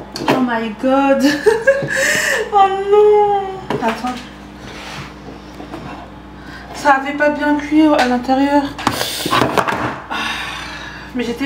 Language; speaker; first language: French; native; French